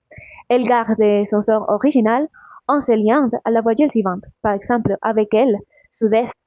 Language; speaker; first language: French; non-native, learner; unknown